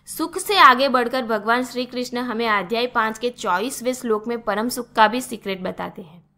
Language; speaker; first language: Hindi; non-native, local second language; Gujarati